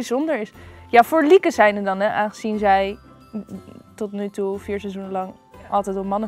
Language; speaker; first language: Dutch; native; Dutch